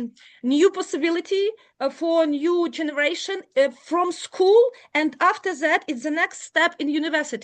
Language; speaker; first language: English; non-native, learner; Ukrainian